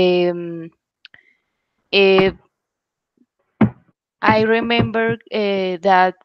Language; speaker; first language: English; non-native, learner; Spanish